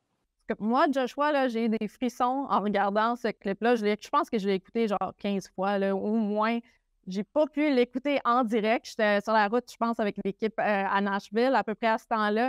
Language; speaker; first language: French; native; French